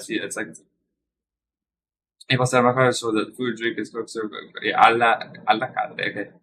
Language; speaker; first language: Italian; non-native, learner; English